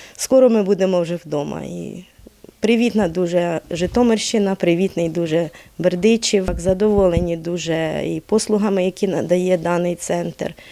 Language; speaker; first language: Ukrainian; native; Ukrainian